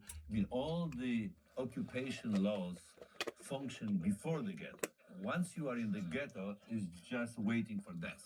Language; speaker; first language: English; non-native, fluent; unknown